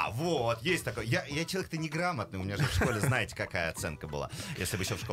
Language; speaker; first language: Russian; native; Russian